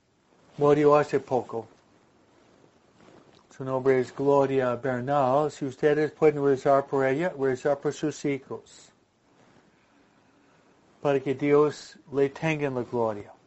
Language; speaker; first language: Spanish; non-native, fluent; English